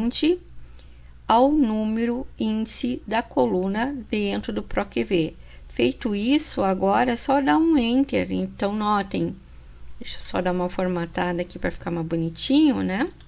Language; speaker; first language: Portuguese; native; Portuguese